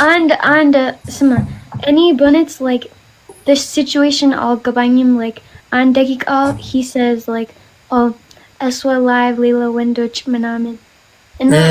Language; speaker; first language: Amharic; early bilingual, heritage; Amharic